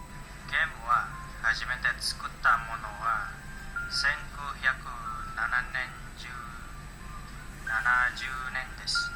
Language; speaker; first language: Japanese; non-native, learner; Indonesian